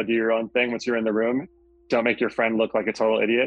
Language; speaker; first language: English; native; English